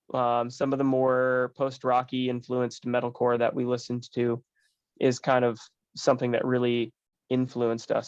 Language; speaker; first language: English; native; English